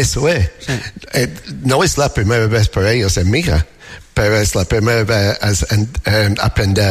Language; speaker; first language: Spanish; non-native, learner; English